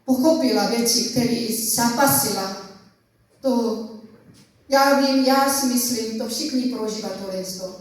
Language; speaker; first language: Czech; non-native, learner; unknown